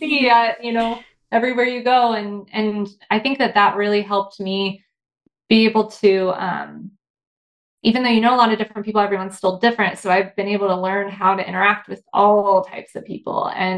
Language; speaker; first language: English; native; English